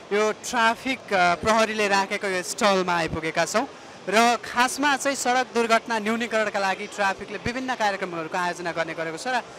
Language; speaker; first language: Nepali; native; Nepali